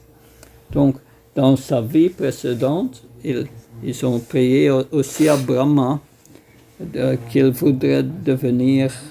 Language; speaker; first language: French; non-native, fluent; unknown